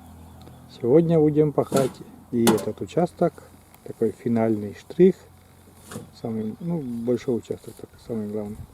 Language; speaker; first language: Russian; native; Russian